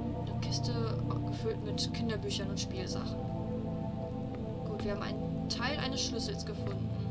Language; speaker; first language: German; native; German